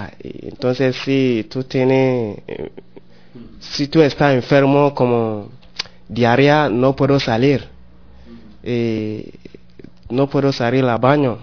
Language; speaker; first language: Spanish; non-native, learner; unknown